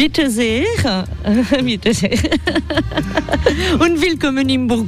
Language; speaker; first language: German; non-native, fluent; French